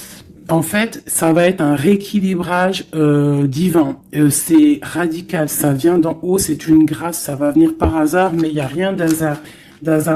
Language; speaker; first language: French; native; French